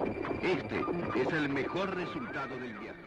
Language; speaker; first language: Spanish; native; Spanish